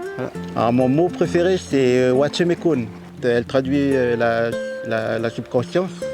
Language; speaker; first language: French; non-native, local second language; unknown